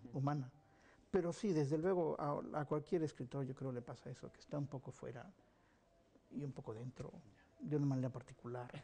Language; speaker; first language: Spanish; native; Spanish